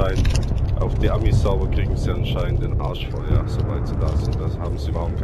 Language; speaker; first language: German; native; German